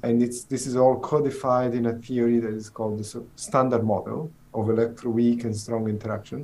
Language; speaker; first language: English; non-native, fluent; Italian